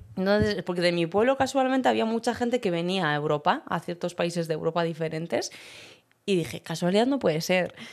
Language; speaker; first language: Spanish; early bilingual, other home language; Berber languages